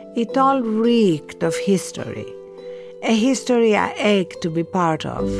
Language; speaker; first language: English; non-native, fluent; Greek